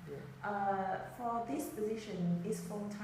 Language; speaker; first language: English; non-native, learner; Vietnamese